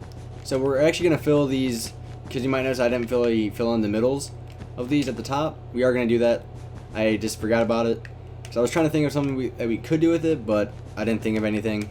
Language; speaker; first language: English; native; English